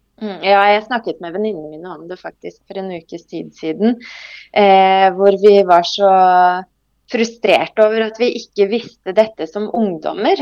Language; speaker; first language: Norwegian; early bilingual, other home language; Polish